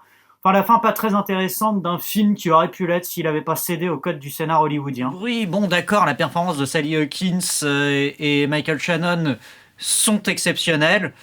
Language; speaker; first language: French; native; French